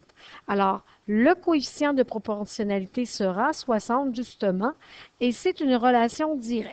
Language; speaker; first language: French; native; French